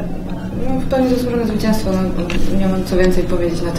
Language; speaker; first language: Polish; native; Polish